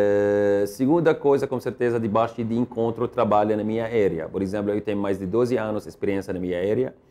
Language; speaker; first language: Portuguese; non-native, learner; Arabic